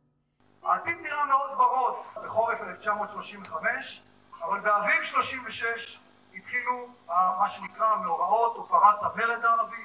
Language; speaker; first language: Hebrew; native; Hebrew